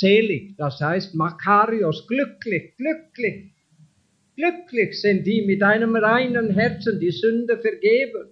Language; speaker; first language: German; non-native, fluent; English